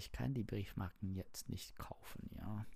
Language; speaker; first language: German; non-native, learner; English